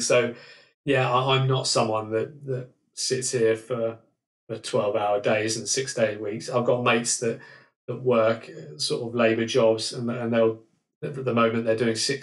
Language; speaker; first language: English; native; English